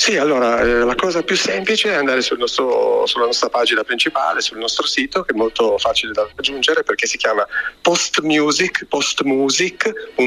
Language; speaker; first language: Italian; native; Italian